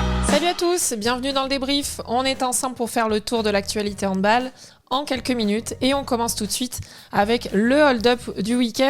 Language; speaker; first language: French; native; French